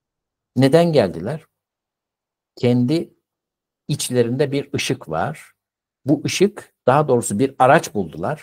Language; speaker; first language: Turkish; native; Turkish